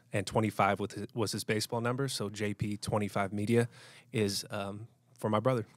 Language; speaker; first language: English; native; English